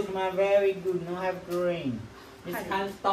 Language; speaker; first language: English; non-native, learner; Chinese